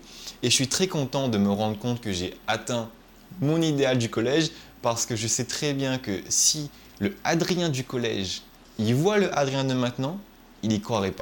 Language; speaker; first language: French; native; French